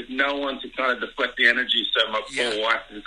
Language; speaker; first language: English; native; English